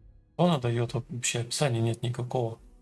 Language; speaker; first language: Russian; native; Russian